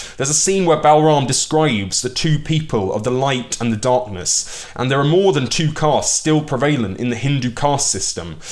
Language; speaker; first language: English; early bilingual, other home language; Hindi